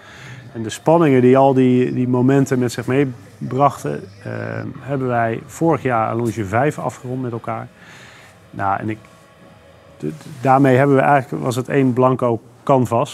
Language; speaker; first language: Dutch; native; Dutch